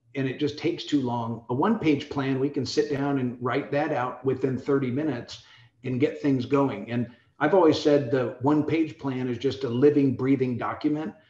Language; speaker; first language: English; native; English